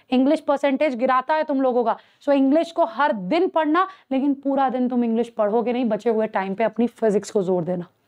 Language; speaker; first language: Hindi; native; Hindi